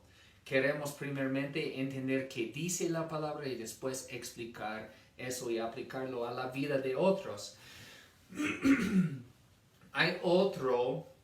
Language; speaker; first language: Spanish; non-native, fluent; English